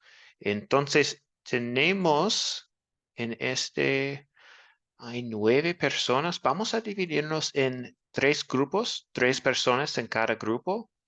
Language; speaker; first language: Spanish; non-native, fluent; English